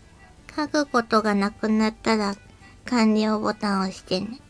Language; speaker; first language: Japanese; native; Japanese